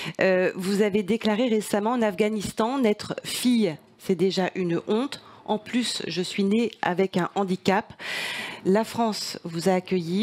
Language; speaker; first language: French; native; French